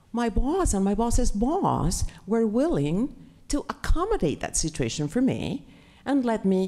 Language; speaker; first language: English; non-native, fluent; Spanish